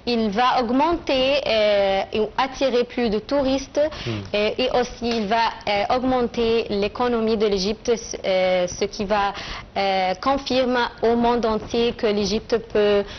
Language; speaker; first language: French; non-native, fluent; Arabic